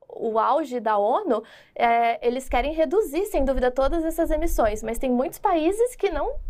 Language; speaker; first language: Portuguese; native; Portuguese